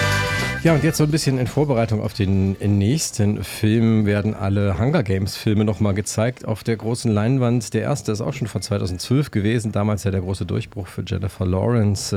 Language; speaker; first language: German; native; German